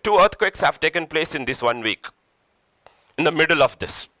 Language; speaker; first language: English; non-native, local second language; Nepali